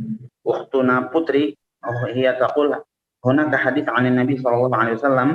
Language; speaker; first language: Arabic; non-native, fluent; Indonesian